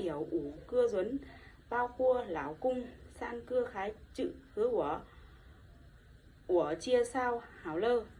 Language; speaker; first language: Chinese; non-native, learner; Vietnamese